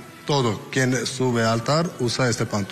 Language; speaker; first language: Spanish; non-native, learner; Armenian